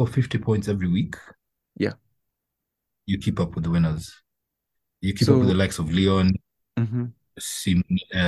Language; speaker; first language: English; non-native, local second language; Luo (Kenya and Tanzania)